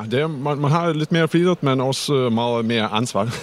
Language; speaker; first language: Danish; non-native, fluent; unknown